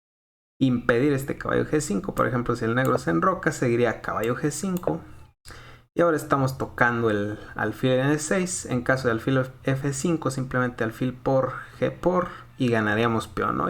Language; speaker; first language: Spanish; native; Spanish